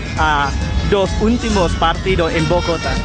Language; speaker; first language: Spanish; non-native, learner; Thai